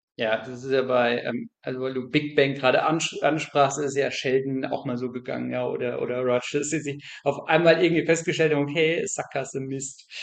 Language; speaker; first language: German; native; German